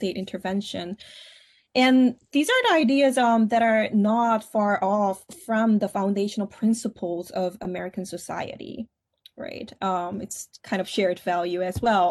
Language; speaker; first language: English; non-native, fluent; Korean